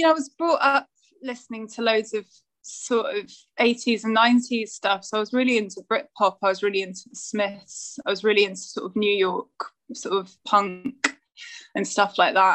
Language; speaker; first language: English; native; English